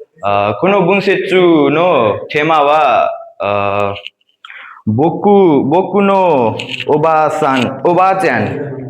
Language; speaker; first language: Japanese; non-native, learner; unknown